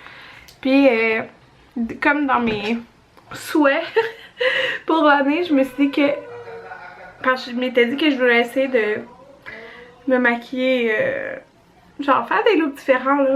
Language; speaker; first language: French; native; French